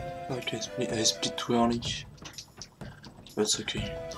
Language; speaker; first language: English; non-native, learner; French